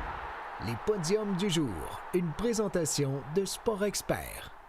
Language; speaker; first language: French; native; French